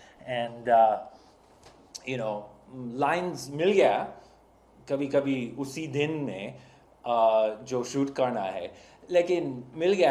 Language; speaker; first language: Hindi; non-native, fluent; English